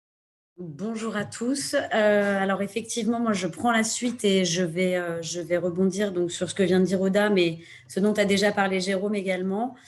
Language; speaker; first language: French; native; French